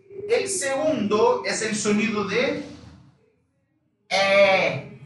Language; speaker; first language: Spanish; non-native, fluent; Portuguese